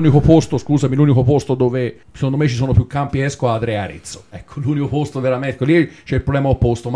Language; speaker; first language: Italian; native; Italian